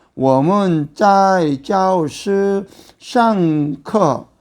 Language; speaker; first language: Chinese; non-native, learner; Korean